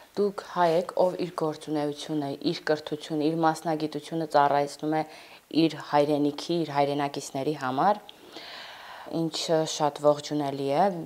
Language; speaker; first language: Armenian; native; Armenian